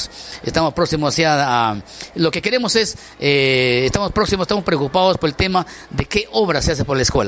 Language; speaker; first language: Spanish; native; Spanish